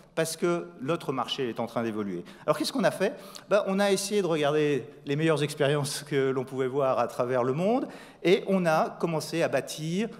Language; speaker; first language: French; native; French